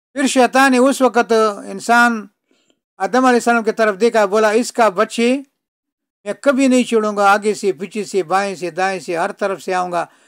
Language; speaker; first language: Urdu; non-native, local second language; Pashto